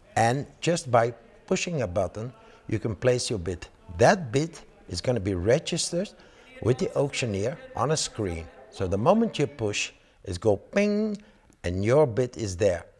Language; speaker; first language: English; non-native, fluent; Dutch